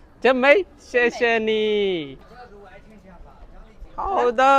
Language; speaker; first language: Chinese; non-native, learner; Bangla